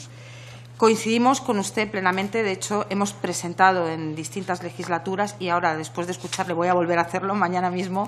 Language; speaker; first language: Spanish; native; Spanish